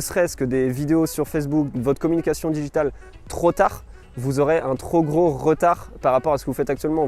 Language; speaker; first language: French; native; French